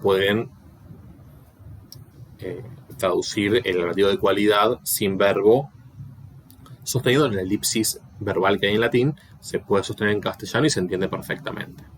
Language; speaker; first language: Spanish; native; Spanish